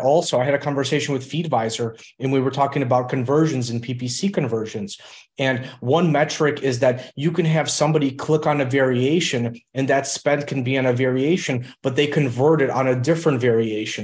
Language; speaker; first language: English; early bilingual, other home language; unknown